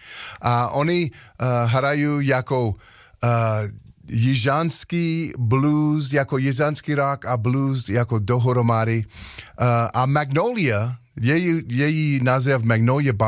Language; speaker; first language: Czech; non-native, learner; English